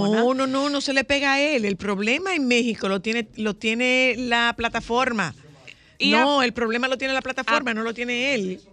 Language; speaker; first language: Spanish; native; Spanish